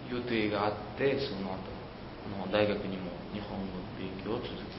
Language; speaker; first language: Japanese; non-native, fluent; Uzbek